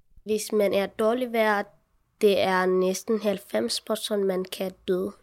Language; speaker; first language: Danish; non-native, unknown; Tigrinya